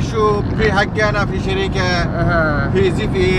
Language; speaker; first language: Arabic; non-native, learner; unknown